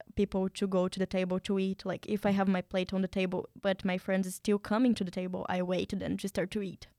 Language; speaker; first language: English; non-native, fluent; Portuguese